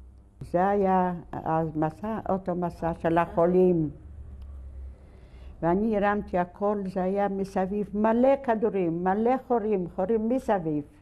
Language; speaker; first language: Hebrew; non-native, fluent; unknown